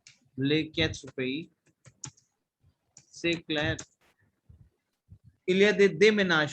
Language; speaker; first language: French; non-native, learner; Hindi